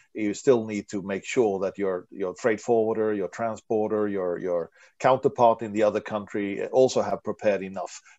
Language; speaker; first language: English; non-native, fluent; Swedish